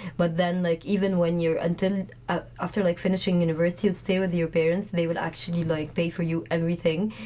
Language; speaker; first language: English; non-native, fluent; Arabic